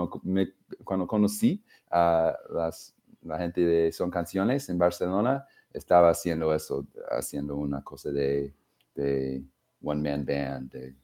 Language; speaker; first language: Spanish; non-native, fluent; English